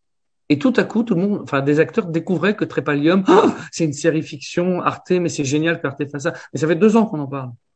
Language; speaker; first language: French; native; French